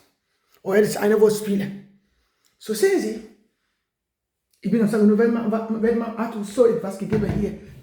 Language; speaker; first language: German; non-native, learner; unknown